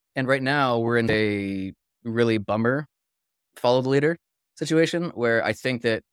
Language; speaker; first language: English; native; English